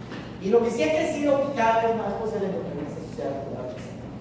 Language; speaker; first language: Spanish; native; Spanish